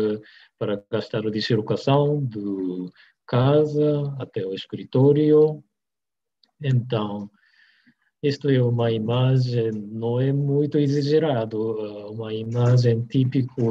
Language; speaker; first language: Portuguese; non-native, learner; Japanese